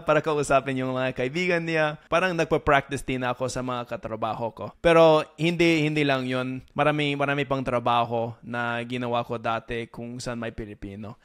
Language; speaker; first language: Filipino; non-native, fluent; English